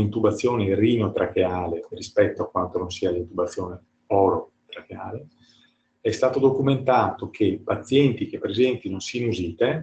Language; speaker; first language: Italian; native; Italian